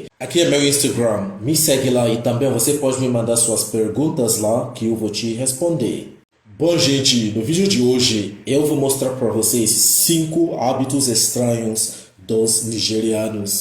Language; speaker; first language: Portuguese; non-native, fluent; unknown